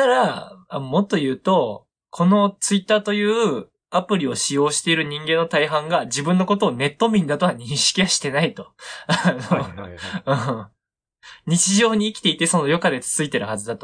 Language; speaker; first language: Japanese; native; Japanese